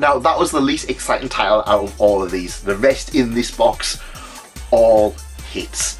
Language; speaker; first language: English; native; English